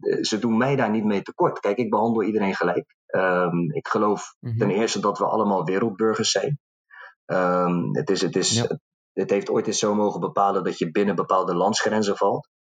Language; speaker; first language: Dutch; early bilingual, other home language; Arabic